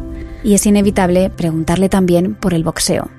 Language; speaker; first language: Spanish; native; Spanish